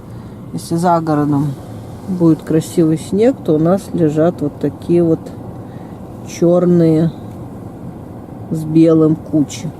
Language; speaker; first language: Russian; native; Russian